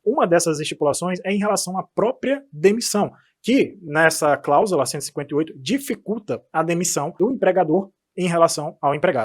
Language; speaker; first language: Portuguese; native; Portuguese